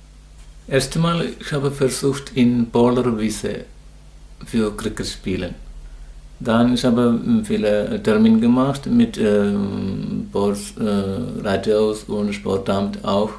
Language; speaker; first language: German; non-native, learner; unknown